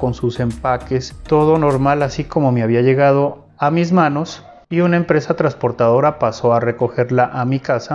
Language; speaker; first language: Spanish; native; Spanish